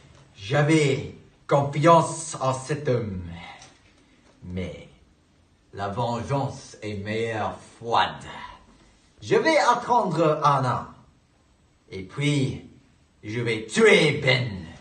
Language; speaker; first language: French; non-native, learner; English